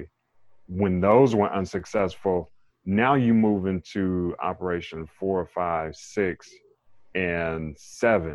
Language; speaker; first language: English; native; English